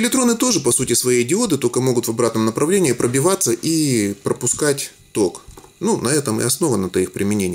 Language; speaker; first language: Russian; native; Russian